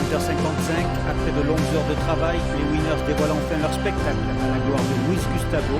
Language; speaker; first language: French; native; French